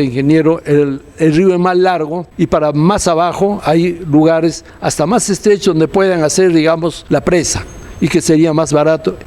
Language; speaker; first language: Spanish; native; Spanish